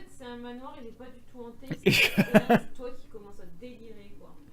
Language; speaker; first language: French; native; French